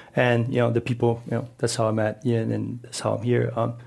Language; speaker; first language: English; non-native, fluent; Portuguese